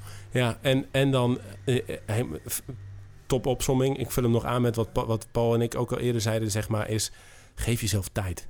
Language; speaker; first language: Dutch; native; Dutch